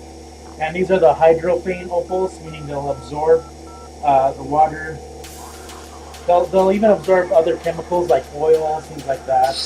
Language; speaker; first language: English; native; English